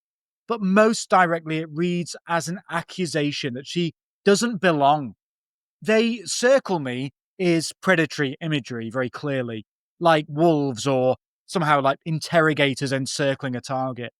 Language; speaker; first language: English; native; English